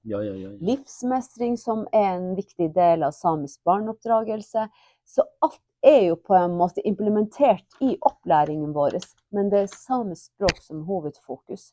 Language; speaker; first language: Norwegian; non-native, local second language; Northern Sami